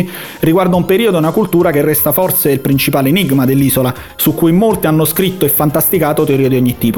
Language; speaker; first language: Italian; native; Italian